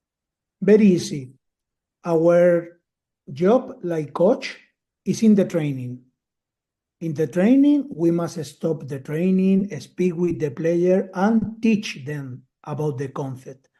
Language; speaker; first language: English; non-native, learner; Spanish